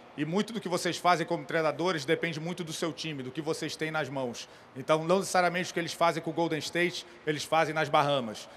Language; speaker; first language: Portuguese; native; Portuguese